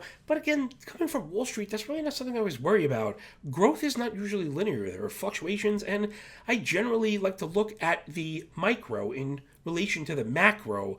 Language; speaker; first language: English; native; English